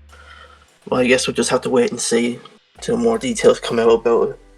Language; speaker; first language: English; native; English